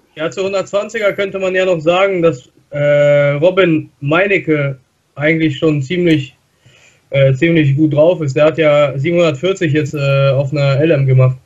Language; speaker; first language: German; non-native, fluent; Russian